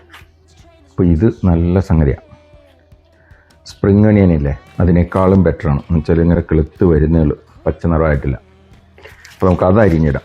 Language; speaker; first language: Malayalam; native; Malayalam